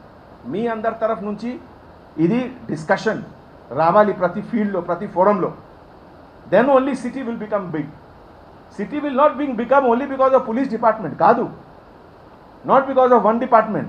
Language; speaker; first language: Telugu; non-native, fluent; Hindi